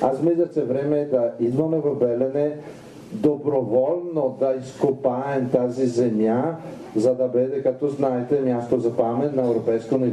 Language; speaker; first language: Bulgarian; non-native, fluent; Italian